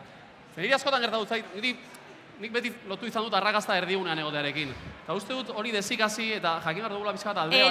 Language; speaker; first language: Basque; native; Basque